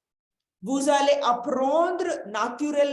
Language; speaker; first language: French; non-native, fluent; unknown